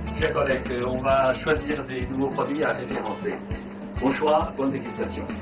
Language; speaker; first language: French; non-native, fluent; Chinese